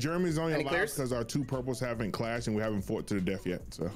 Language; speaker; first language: English; native; English